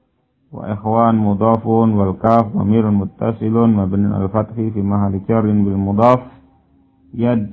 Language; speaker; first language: Arabic; non-native, fluent; Indonesian